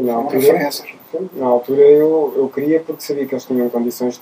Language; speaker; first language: Portuguese; native; Portuguese